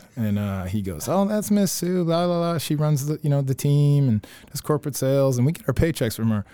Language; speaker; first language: English; native; English